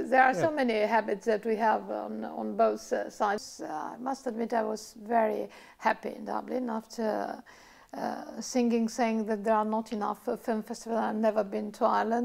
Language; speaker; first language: English; non-native, fluent; Romanian